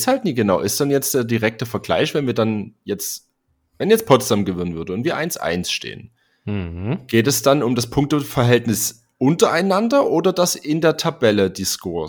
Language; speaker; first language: German; native; German